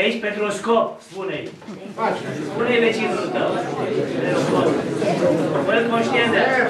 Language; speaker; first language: Romanian; native; Romanian